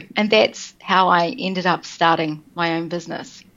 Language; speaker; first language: English; native; English